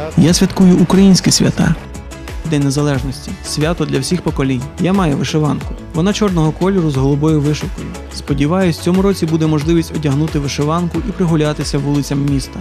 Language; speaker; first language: Ukrainian; non-native, fluent; English